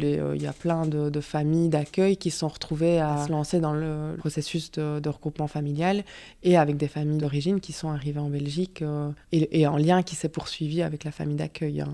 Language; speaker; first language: French; native; French